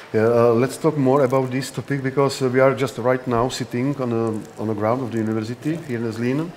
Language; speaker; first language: English; non-native, fluent; Czech